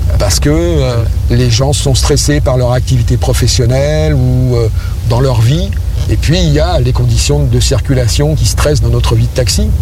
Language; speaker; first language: French; native; French